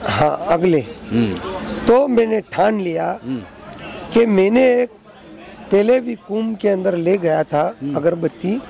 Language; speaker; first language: Hindi; non-native, local second language; Gujarati